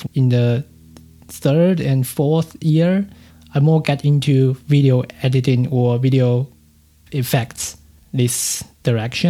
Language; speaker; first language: English; non-native, fluent; Chinese